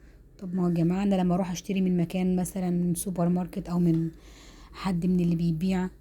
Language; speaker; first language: Arabic; native; Arabic